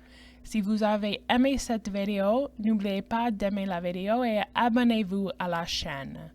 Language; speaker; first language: French; non-native, fluent; English